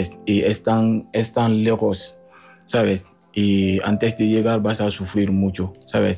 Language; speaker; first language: Spanish; non-native, learner; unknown